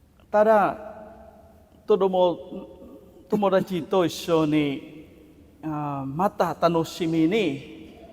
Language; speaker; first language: Japanese; non-native, fluent; Vietnamese